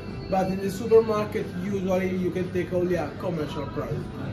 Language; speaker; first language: English; non-native, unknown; Italian